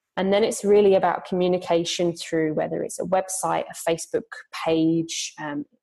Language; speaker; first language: English; native; English